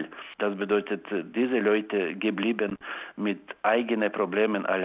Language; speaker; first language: German; non-native, learner; Ukrainian